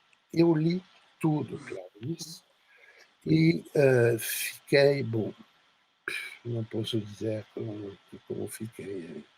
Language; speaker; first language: Portuguese; non-native, fluent; French